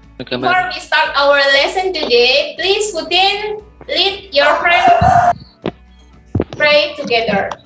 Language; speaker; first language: English; non-native, learner; Indonesian